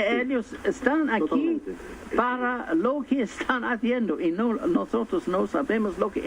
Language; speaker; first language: Spanish; non-native, fluent; English